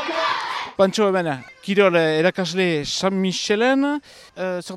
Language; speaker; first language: Basque; native; Basque